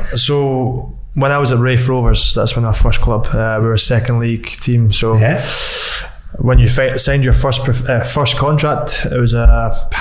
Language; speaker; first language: English; native; English